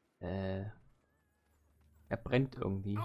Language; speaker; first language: German; native; German